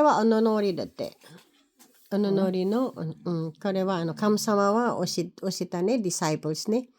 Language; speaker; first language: Japanese; non-native, learner; Filipino